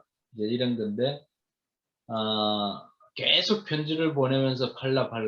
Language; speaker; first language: Korean; native; Korean